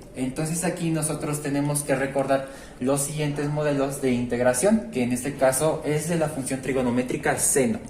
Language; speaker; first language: Spanish; native; Spanish